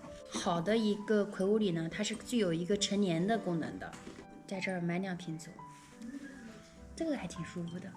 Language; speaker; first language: Chinese; native; Chinese